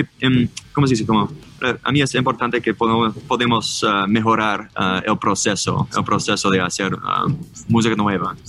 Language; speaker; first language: Spanish; non-native, learner; English